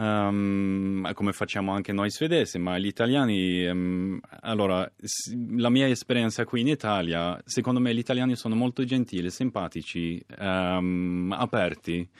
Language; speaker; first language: Italian; non-native, fluent; Swedish